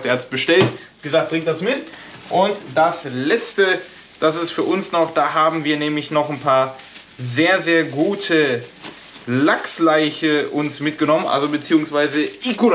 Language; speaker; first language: German; native; German